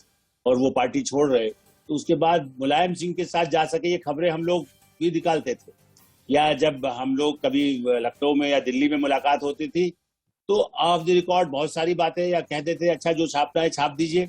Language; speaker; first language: Hindi; native; Hindi